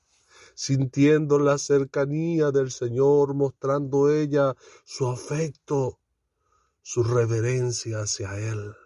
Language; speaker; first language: Spanish; native; Spanish